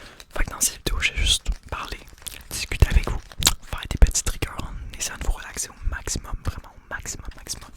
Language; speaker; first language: French; native; French